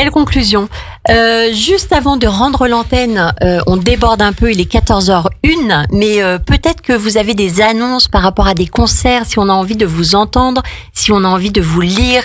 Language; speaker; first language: French; native; French